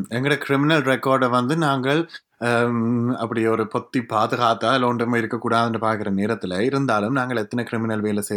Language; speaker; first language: Tamil; native; Tamil